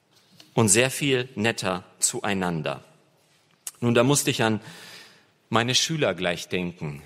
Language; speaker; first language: German; native; German